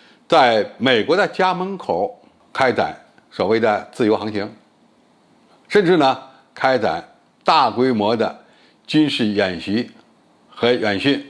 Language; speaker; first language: Chinese; native; Chinese